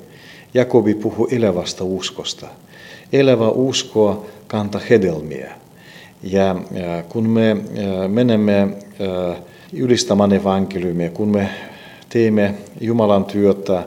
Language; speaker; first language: Finnish; non-native, fluent; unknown